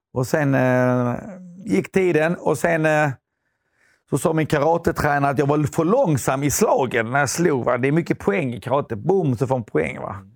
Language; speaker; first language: Swedish; early bilingual, other home language; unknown